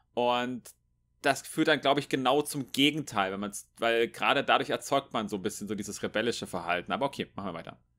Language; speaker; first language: German; native; German